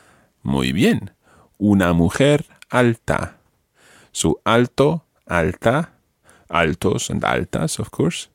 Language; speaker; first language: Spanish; non-native, fluent; English